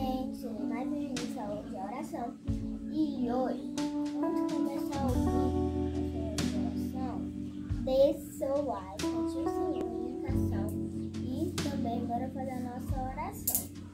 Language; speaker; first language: Portuguese; native; Portuguese